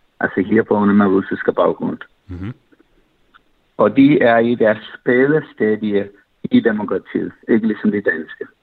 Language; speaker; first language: Danish; non-native, fluent; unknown